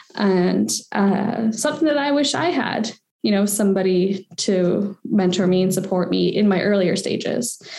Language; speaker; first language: English; native; English